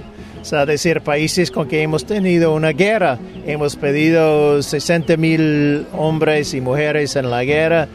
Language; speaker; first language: Spanish; non-native, fluent; English